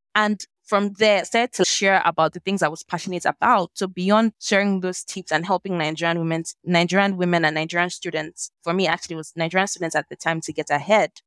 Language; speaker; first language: English; non-native, local second language; Yoruba